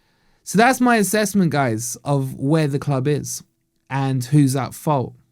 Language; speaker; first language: English; native; English